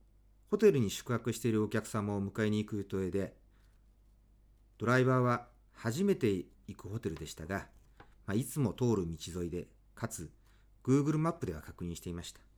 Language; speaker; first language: Japanese; native; Japanese